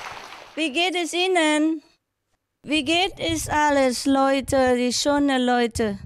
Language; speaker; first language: German; non-native, learner; Vietnamese